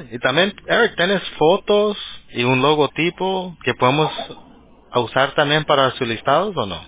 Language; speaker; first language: Spanish; early bilingual, heritage; Spanish